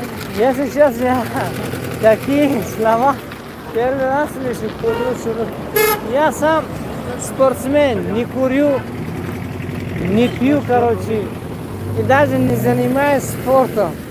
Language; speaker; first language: Russian; non-native, local second language; Tajik